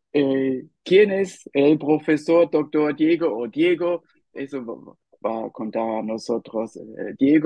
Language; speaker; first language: Spanish; non-native, fluent; German